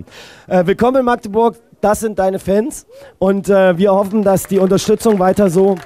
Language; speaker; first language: German; native; German